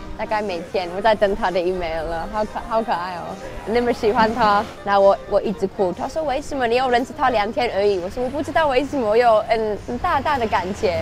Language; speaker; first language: Chinese; non-native, learner; English